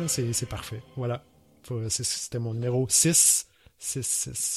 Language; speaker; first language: French; native; French